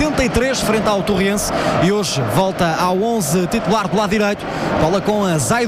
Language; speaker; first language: Portuguese; native; Portuguese